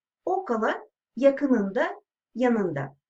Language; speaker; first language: Turkish; non-native, fluent; Russian